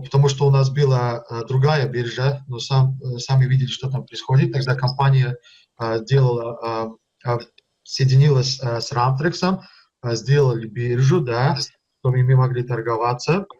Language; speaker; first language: Russian; early bilingual, heritage; Russian